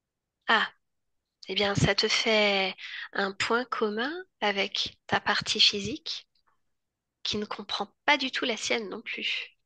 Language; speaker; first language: French; native; French